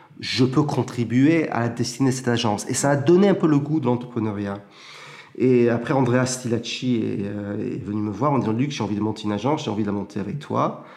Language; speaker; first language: French; early bilingual, heritage; French